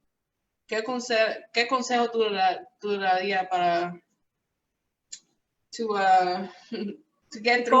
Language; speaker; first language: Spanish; early bilingual, heritage; Spanish